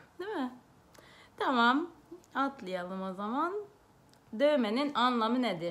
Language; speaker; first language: Turkish; non-native, fluent; Hungarian